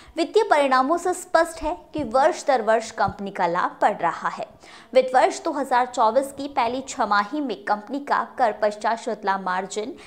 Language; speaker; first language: Hindi; native; Hindi